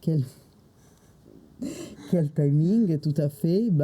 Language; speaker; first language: French; non-native, fluent; Italian